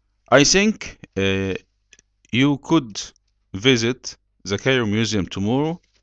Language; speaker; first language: English; non-native, fluent; Arabic